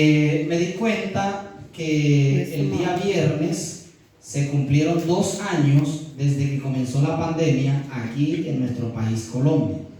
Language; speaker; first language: Spanish; native; Spanish